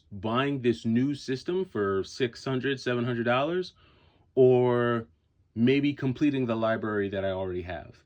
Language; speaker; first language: English; native; English